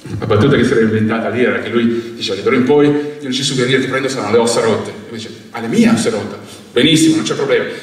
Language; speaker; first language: Italian; native; Italian